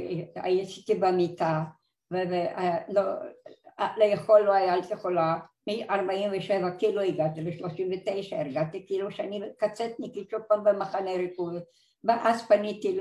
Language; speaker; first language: Hebrew; non-native, fluent; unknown